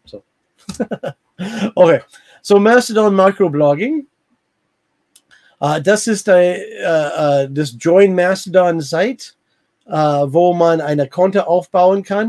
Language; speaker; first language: German; non-native, learner; English